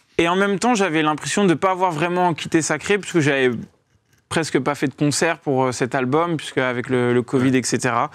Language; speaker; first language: French; native; French